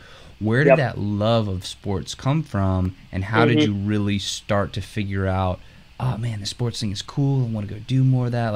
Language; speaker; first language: English; native; English